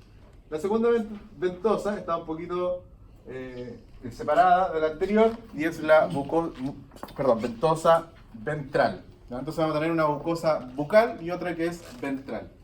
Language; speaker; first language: Spanish; native; Spanish